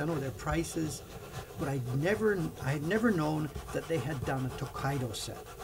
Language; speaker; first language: English; native; English